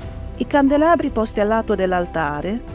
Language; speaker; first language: Italian; native; Italian